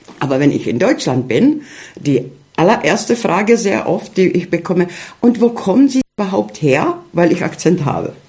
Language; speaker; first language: German; non-native, fluent; Czech